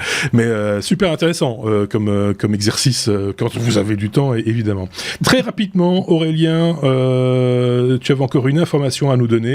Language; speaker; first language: French; native; French